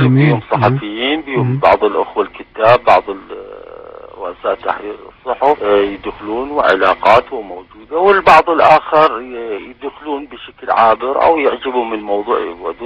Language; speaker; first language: Arabic; native; Arabic